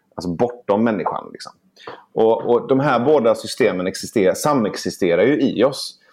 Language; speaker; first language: Swedish; early bilingual, other home language; Persian